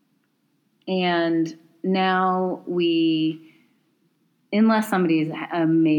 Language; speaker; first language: English; native; English